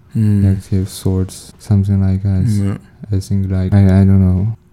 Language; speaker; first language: English; non-native, learner; Chinese